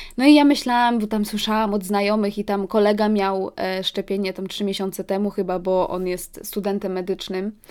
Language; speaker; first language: Polish; early bilingual, heritage; Polish